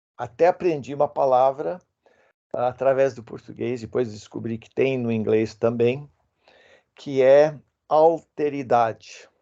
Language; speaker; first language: Portuguese; non-native, fluent; English